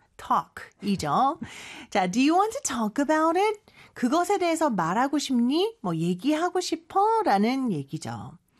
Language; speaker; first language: Korean; native; Korean